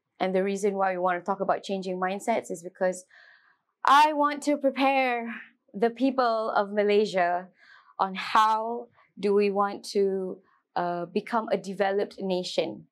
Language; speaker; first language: English; non-native, local second language; Malay